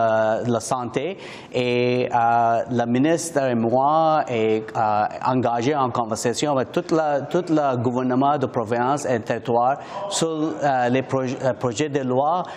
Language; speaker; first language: French; non-native, learner; English